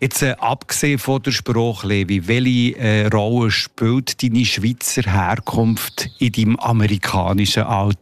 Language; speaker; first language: German; native; German